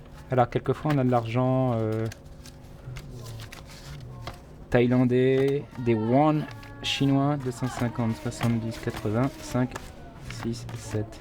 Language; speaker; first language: French; native; French